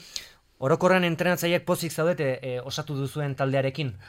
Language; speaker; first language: Basque; native; Basque